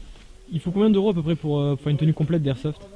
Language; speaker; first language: French; native; French